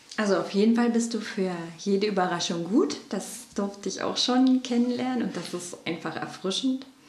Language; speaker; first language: German; native; German